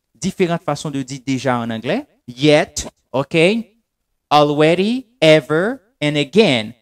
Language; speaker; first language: French; non-native, local second language; Haitian Creole